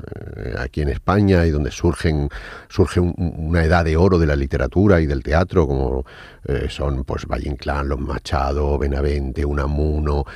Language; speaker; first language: Spanish; non-native, fluent; Arabic